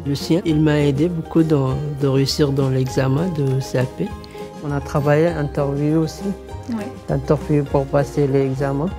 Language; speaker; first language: French; non-native, learner; Arabic